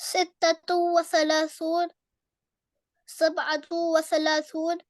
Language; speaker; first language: Arabic; non-native, learner; Urdu